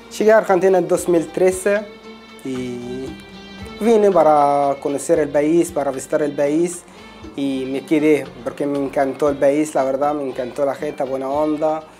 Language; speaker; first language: Spanish; non-native, fluent; Arabic